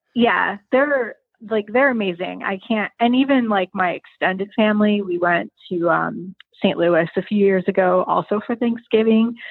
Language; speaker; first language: English; native; English